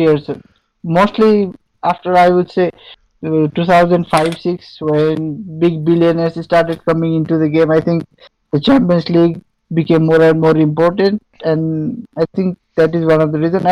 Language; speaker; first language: English; non-native, local second language; Nepali